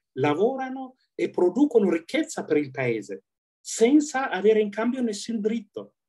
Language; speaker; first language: Italian; non-native, fluent; Tigrinya